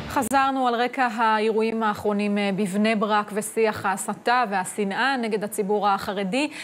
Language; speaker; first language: Hebrew; native; Hebrew